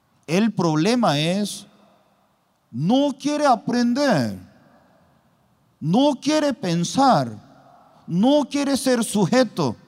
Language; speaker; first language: Spanish; non-native, learner; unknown